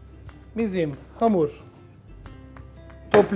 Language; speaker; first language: Turkish; non-native, learner; Italian